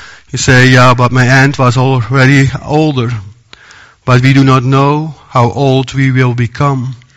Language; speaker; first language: English; non-native, fluent; Dutch